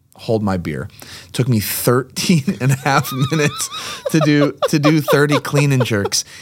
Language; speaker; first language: English; native; English